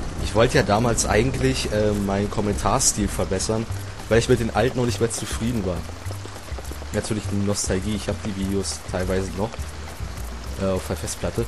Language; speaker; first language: German; native; German